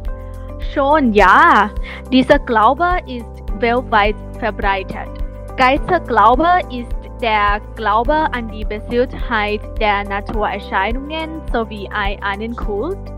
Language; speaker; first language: German; non-native, learner; Thai